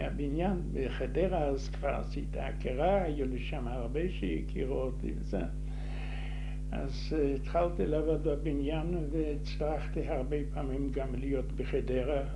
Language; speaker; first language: Hebrew; non-native, fluent; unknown